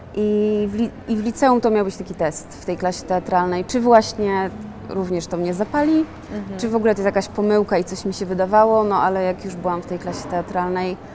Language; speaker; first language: Polish; native; Polish